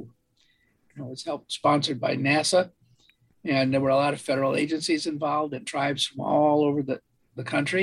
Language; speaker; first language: English; native; English